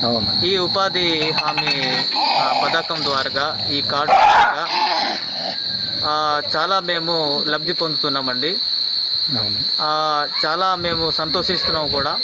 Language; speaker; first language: Telugu; native; Telugu